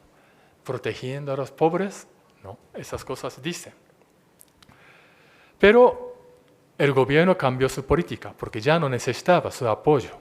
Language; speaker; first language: Spanish; non-native, fluent; Japanese